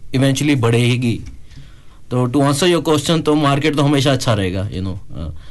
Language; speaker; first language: Hindi; native; Hindi